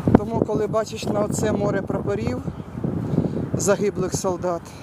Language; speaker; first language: Ukrainian; native; Ukrainian